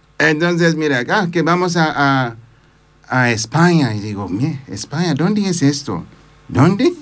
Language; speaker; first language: Spanish; non-native, fluent; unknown